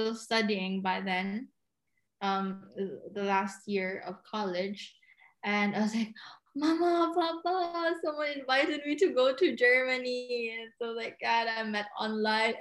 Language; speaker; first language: English; non-native, local second language; Cebuano